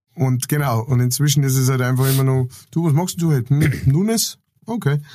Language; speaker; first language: German; native; German